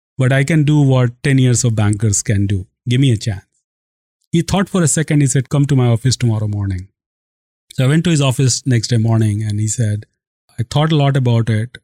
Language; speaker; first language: English; non-native, local second language; Hindi